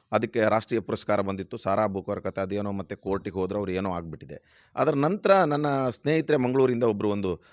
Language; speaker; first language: Kannada; non-native, local second language; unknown